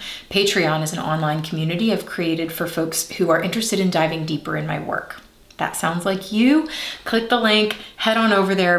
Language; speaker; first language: English; native; English